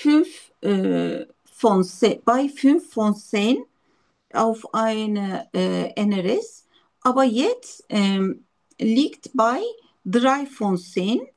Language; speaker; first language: German; non-native, learner; Turkish